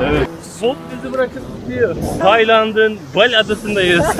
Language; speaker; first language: Turkish; native; Turkish